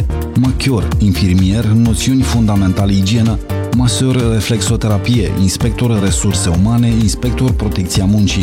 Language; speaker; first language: Romanian; native; Romanian